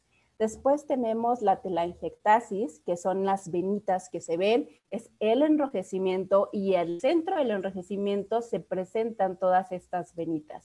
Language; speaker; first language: Spanish; native; Spanish